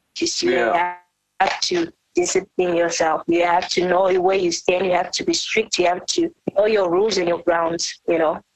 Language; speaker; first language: English; non-native, local second language; North Ndebele